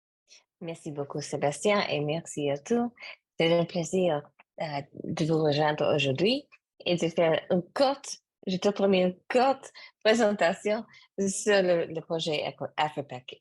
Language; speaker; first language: French; non-native, learner; English